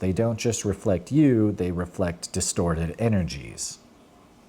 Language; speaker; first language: English; native; English